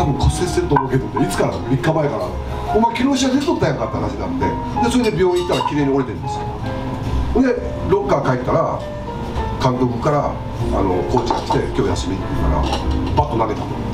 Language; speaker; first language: Japanese; native; Japanese